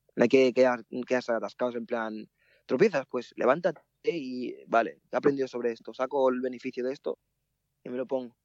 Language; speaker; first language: Spanish; early bilingual, other home language; Mandingo